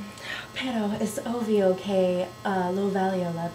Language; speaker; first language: Spanish; non-native, learner; English